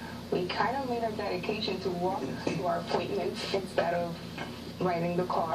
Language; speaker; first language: English; early bilingual, other home language; Spanish